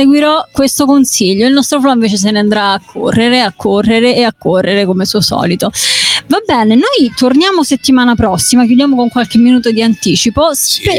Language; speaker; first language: Italian; native; Italian